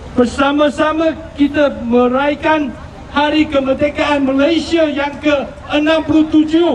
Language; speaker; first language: Malay; non-native, local second language; Chinese